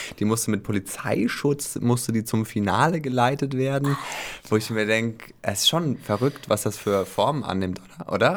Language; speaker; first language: German; native; German